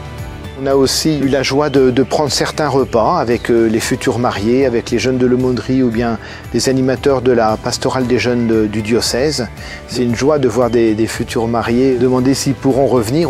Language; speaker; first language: French; native; French